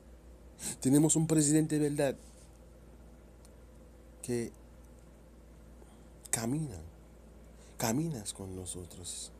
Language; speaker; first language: Spanish; non-native, fluent; Haitian Creole